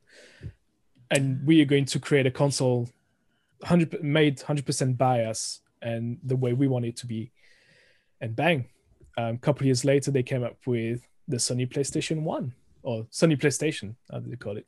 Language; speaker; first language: English; non-native, fluent; French